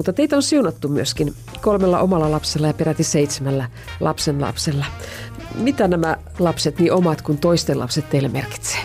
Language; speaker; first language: Finnish; native; Finnish